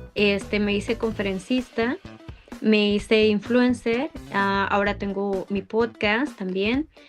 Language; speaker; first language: Spanish; native; Spanish